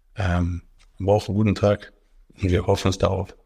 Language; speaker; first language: German; native; German